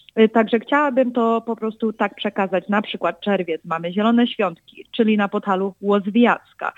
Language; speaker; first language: Polish; early bilingual, heritage; Polish